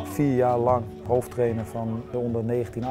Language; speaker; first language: Dutch; native; Dutch